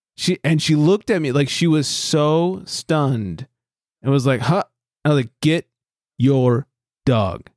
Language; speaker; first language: English; native; English